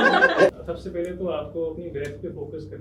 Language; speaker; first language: Hindi; native; Hindi